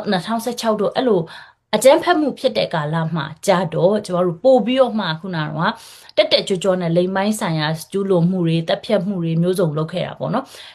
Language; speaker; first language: Burmese; non-native, local second language; Rohingya